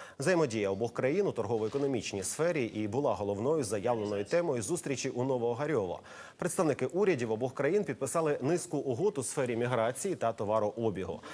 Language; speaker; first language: Ukrainian; native; Ukrainian